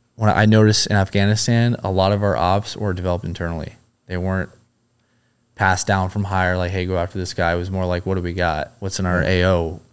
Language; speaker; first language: English; native; English